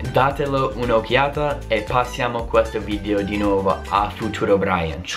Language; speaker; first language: Italian; non-native, fluent; English